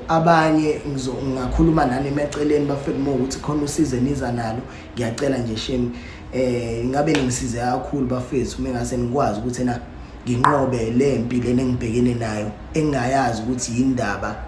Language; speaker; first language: Zulu; native; Zulu